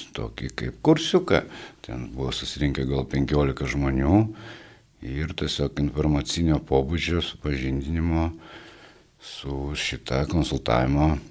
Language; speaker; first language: Lithuanian; native; Lithuanian